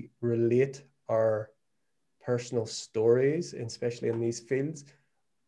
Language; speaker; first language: English; native; English